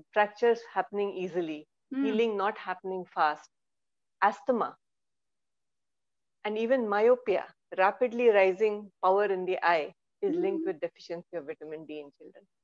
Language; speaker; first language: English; non-native, local second language; Kannada